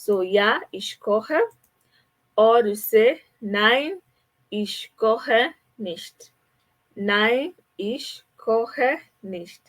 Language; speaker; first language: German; non-native, fluent; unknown